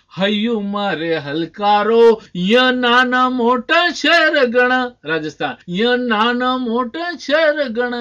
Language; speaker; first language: Hindi; non-native, local second language; Rajasthani